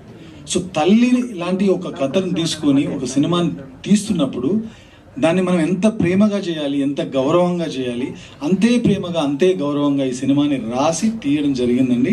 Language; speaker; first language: Telugu; native; Telugu